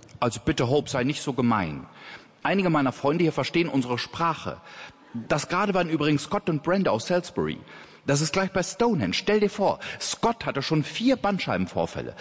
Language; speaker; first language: German; native; German